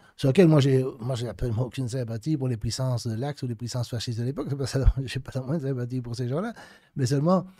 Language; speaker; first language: French; native; French